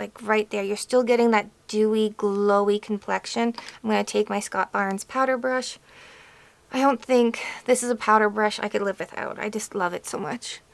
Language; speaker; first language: English; native; English